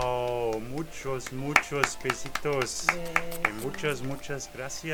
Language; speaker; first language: Spanish; non-native, learner; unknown